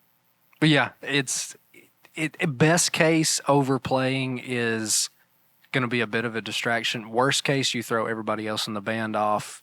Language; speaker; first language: English; native; English